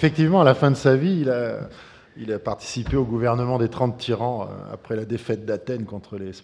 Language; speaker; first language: French; native; French